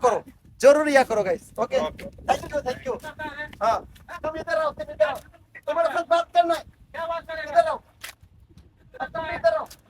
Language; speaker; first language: Hindi; non-native, learner; Bangla